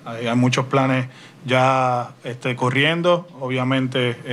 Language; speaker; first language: Spanish; native; Spanish